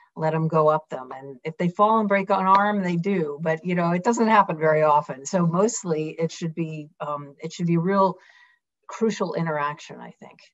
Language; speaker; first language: English; native; English